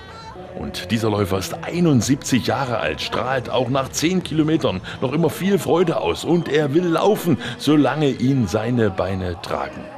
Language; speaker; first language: German; native; German